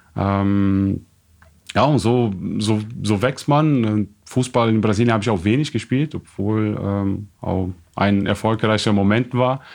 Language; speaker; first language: German; non-native, fluent; Portuguese